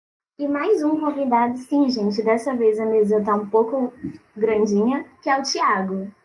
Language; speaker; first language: Portuguese; native; Portuguese